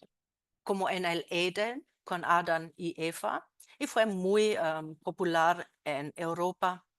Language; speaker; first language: Spanish; non-native, fluent; German